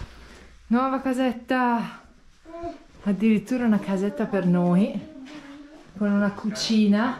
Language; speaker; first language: Italian; native; Italian